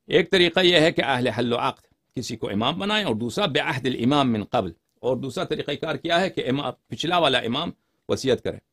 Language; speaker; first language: Urdu; non-native, fluent; Persian